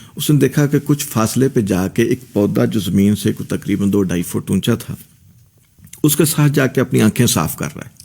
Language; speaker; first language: Urdu; non-native, local second language; Punjabi